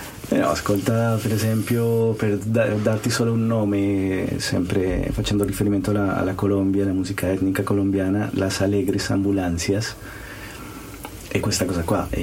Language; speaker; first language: Italian; non-native, fluent; Spanish